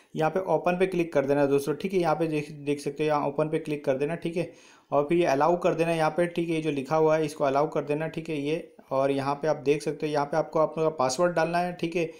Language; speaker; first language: Hindi; native; Hindi